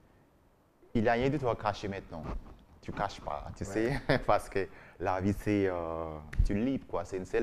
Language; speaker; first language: French; non-native, learner; English